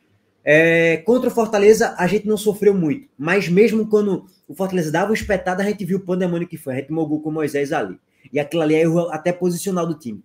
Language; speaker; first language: Portuguese; native; Portuguese